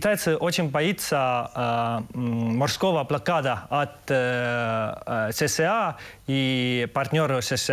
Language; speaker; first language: Russian; non-native, local second language; Estonian